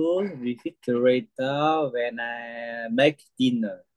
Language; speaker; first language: English; non-native, learner; Vietnamese